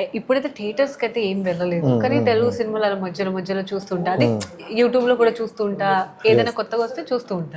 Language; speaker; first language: Telugu; non-native, fluent; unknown